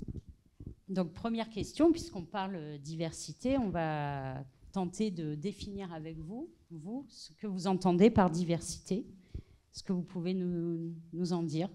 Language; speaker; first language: French; native; French